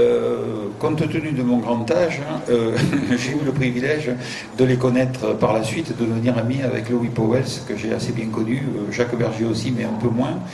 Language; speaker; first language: French; native; French